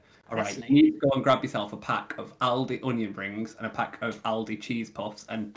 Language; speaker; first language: English; native; English